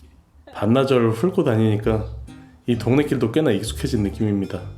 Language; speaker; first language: Korean; native; Korean